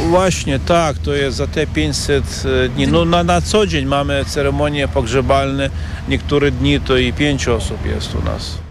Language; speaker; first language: Polish; non-native, learner; Ukrainian